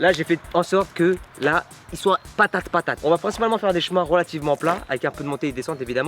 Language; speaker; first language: French; native; French